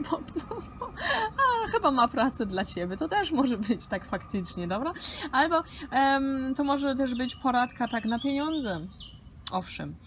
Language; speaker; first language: Polish; early bilingual, heritage; Polish